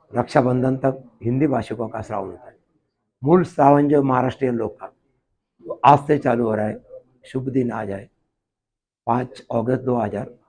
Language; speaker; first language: Hindi; non-native, local second language; Marathi